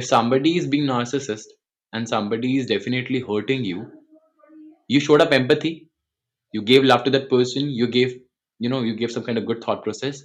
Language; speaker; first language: English; non-native, local second language; Hindi